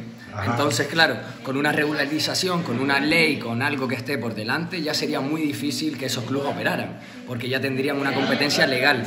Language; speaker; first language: Spanish; native; Spanish